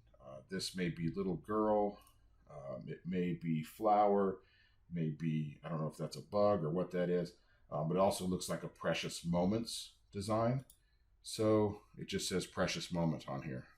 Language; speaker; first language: English; native; English